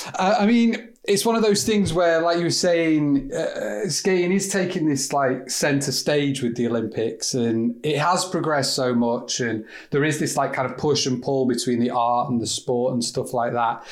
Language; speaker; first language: English; native; English